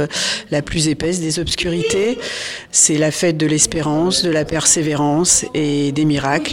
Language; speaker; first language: French; native; French